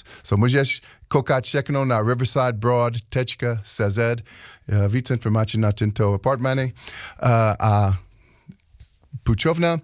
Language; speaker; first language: Czech; non-native, learner; English